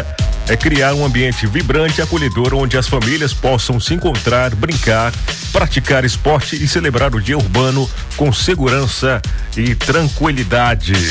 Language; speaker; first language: Portuguese; native; Portuguese